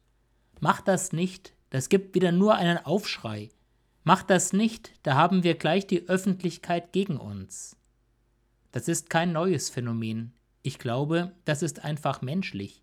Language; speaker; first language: German; native; German